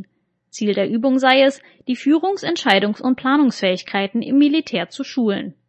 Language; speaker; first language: German; native; German